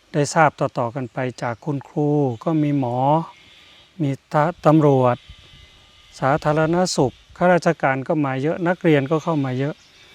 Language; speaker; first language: Thai; native; Thai